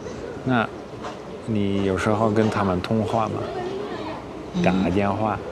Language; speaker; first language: Chinese; non-native, fluent; Dutch